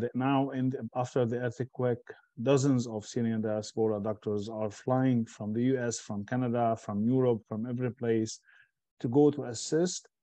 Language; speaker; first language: English; non-native, fluent; Arabic